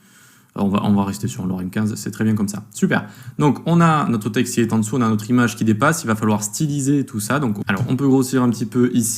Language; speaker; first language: French; native; French